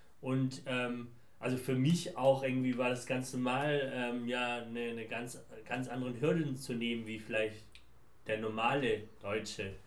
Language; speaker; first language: German; early bilingual, other home language; Persian